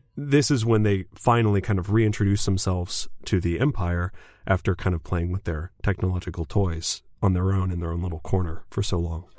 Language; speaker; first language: English; native; English